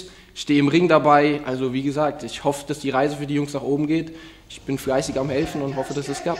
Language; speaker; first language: German; native; German